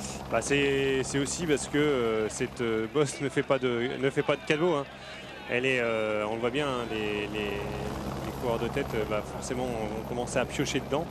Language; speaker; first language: French; native; French